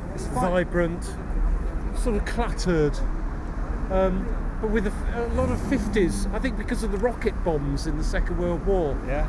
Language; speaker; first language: English; native; English